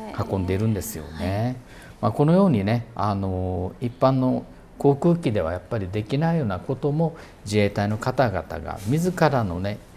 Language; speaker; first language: Japanese; native; Japanese